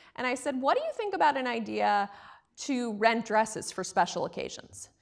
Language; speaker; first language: English; native; English